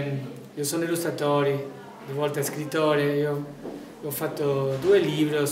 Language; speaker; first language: Italian; non-native, learner; Spanish